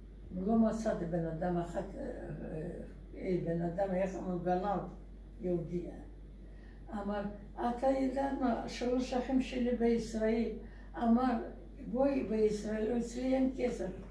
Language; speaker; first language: Hebrew; non-native, learner; Russian